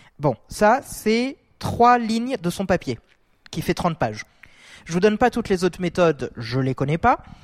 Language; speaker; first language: French; native; French